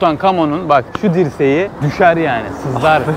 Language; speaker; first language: Turkish; native; Turkish